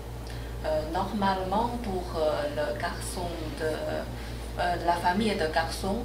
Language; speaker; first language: French; non-native, learner; Chinese